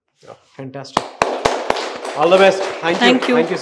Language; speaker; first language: Telugu; native; Telugu